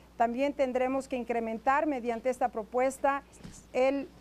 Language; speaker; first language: Spanish; native; Spanish